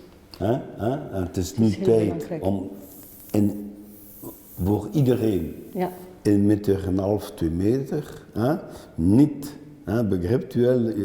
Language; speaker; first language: Dutch; non-native, local second language; French